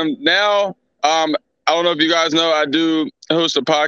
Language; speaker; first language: English; native; English